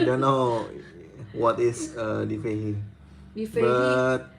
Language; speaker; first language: English; non-native, learner; Indonesian